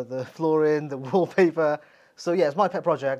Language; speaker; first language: English; native; English